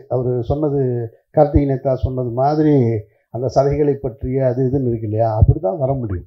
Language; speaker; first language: Tamil; native; Tamil